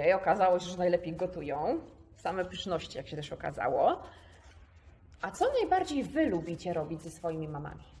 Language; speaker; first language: Polish; native; Polish